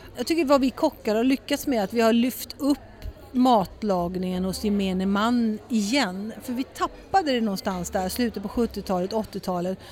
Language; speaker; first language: Swedish; early bilingual, heritage; Swedish